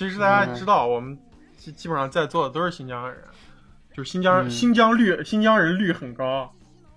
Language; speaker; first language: Chinese; native; Chinese